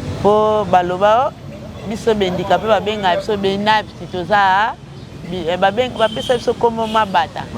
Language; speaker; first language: Lingala; non-native, local second language; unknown